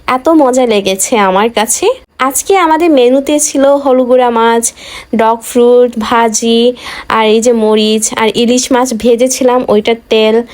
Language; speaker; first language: Bangla; native; Bangla